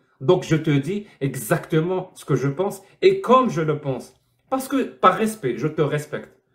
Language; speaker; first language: French; non-native, local second language; Arabic